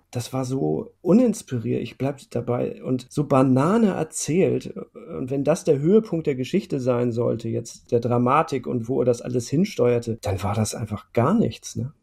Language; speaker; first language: German; native; German